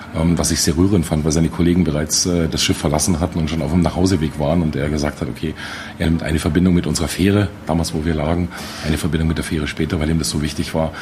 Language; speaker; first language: German; native; German